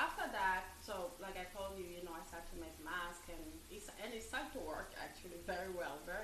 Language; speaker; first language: English; non-native, fluent; French